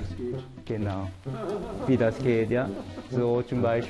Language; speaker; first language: German; non-native, learner; Korean